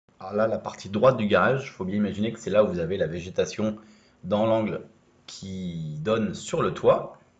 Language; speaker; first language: French; native; French